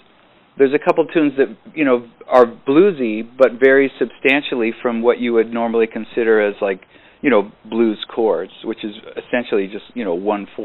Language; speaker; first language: English; native; English